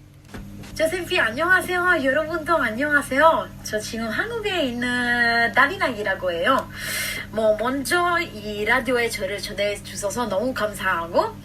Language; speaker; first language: Korean; non-native, fluent; Italian